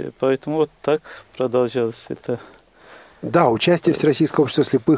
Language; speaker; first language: Russian; non-native, fluent; Turkish